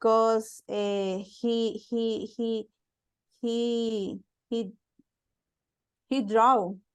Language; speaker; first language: English; non-native, learner; Spanish